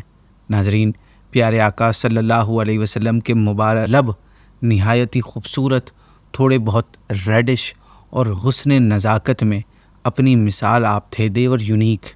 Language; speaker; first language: Urdu; native; Urdu